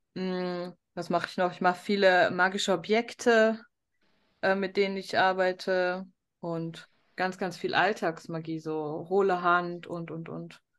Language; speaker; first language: German; native; German